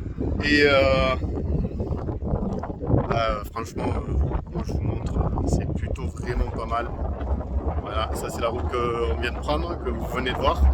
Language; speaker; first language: French; native; French